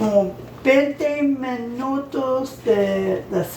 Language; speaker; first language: Spanish; non-native, learner; English